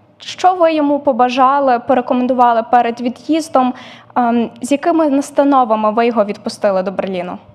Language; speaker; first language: Ukrainian; native; Ukrainian